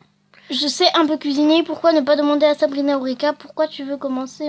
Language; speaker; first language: French; native; French